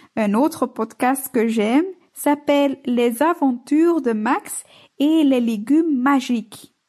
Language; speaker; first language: French; non-native, learner; Dutch